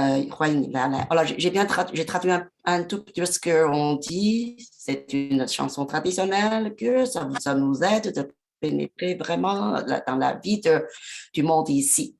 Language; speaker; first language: French; non-native, fluent; Chinese